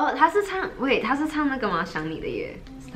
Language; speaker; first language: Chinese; early bilingual, heritage; Chinese